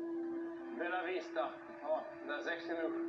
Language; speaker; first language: Dutch; non-native, local second language; French